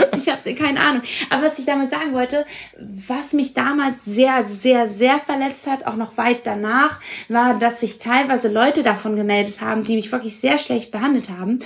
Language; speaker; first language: German; early bilingual, other home language; Italian